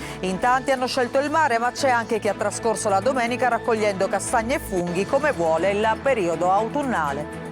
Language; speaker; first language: Italian; native; Italian